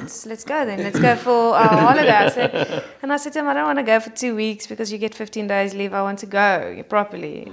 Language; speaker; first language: English; non-native, local second language; Afrikaans